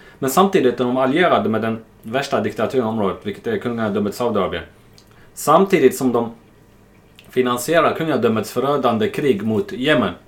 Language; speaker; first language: Swedish; non-native, fluent; Arabic